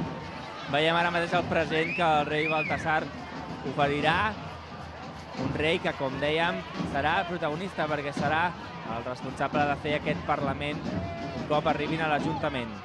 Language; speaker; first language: Catalan; native; Catalan